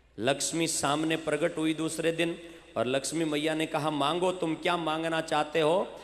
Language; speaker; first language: Hindi; native; Hindi